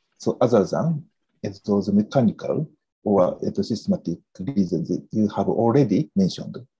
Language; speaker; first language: English; non-native, fluent; Japanese